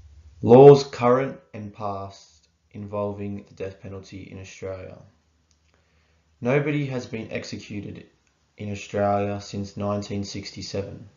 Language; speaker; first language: English; native; English